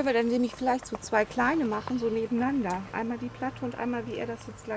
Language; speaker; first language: German; native; German